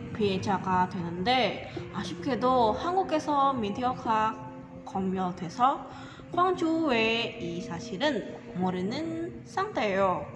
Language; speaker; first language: Korean; non-native, learner; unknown